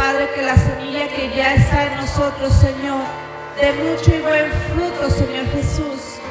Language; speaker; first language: Spanish; native; Spanish